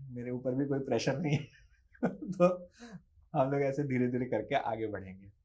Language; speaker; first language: Hindi; native; Hindi